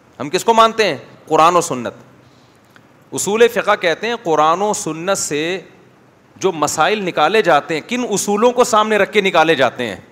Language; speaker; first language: Urdu; native; Urdu